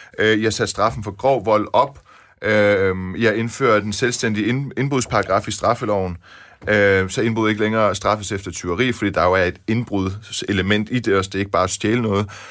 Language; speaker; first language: Danish; early bilingual, other home language; Persian